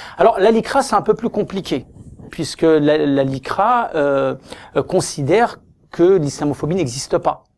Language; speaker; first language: French; native; French